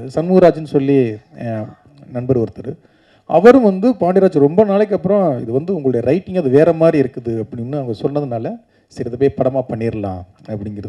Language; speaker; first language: Tamil; native; Tamil